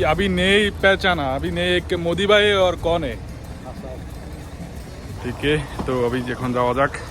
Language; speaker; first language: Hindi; non-native, learner; Bangla